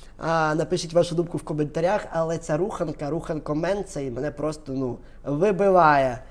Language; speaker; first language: Ukrainian; non-native, local second language; Russian